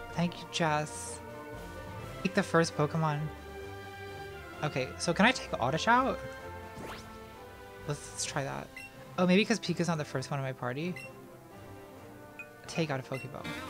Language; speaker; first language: English; native; English